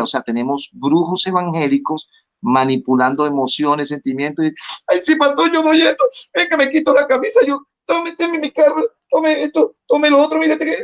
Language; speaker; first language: Spanish; native; Spanish